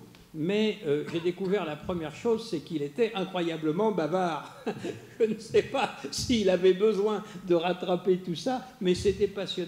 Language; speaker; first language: French; native; French